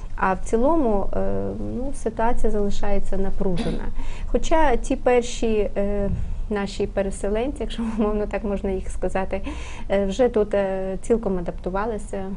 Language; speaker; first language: Ukrainian; native; Ukrainian